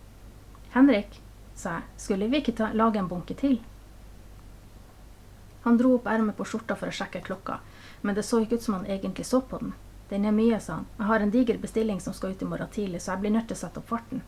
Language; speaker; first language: Norwegian; native; Norwegian